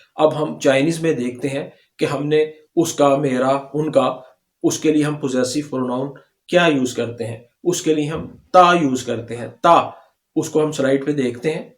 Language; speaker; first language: Urdu; native; Urdu